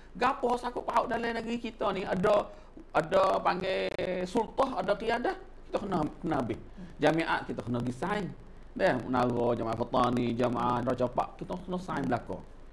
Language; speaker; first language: Malay; native; Malay